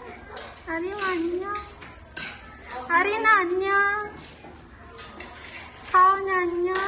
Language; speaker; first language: Korean; non-native, learner; Arabic